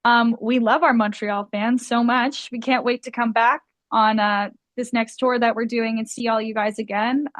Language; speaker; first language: English; native; English